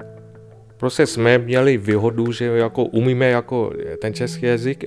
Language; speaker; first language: Czech; non-native, fluent; Vietnamese